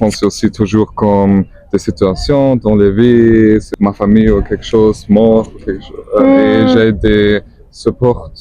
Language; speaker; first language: French; non-native, learner; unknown